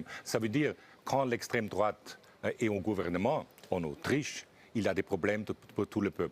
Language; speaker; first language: French; non-native, fluent; German